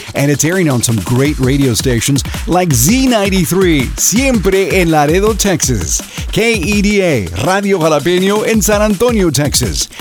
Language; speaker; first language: English; early bilingual, other home language; Spanish